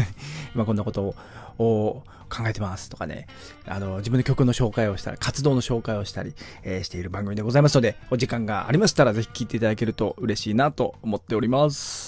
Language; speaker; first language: Japanese; native; Japanese